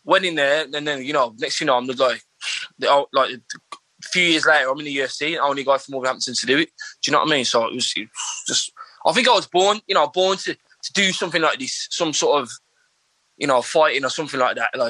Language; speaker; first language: English; native; English